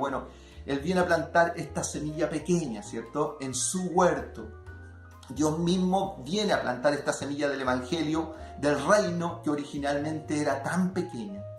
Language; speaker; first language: Spanish; native; Spanish